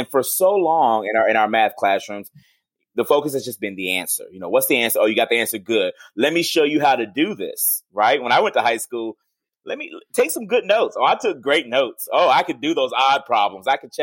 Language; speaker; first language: English; native; English